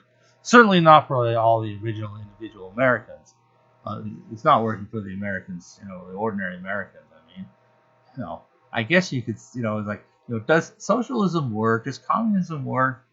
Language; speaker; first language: English; native; English